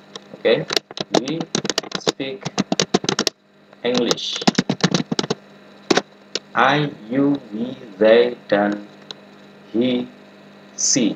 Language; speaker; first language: English; non-native, learner; Indonesian